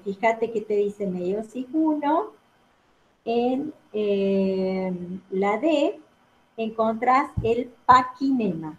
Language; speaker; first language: Spanish; native; Spanish